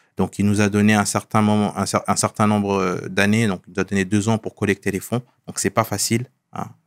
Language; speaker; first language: French; non-native, local second language; Wolof